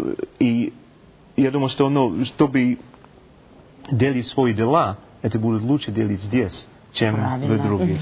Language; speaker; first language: Russian; non-native, learner; English